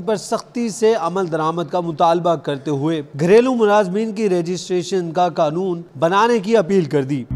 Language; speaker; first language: Urdu; native; Urdu